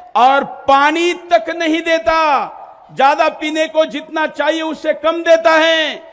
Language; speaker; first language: Hindi; non-native, local second language; Marathi